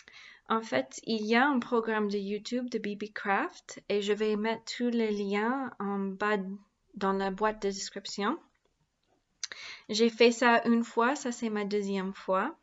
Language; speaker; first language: French; non-native, learner; English